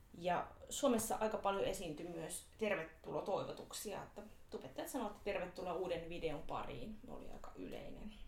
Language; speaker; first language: Finnish; native; Finnish